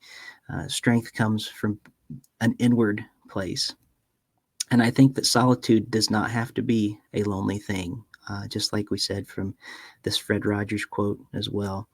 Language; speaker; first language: English; native; English